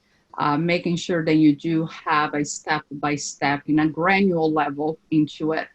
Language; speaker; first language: English; non-native, fluent; Portuguese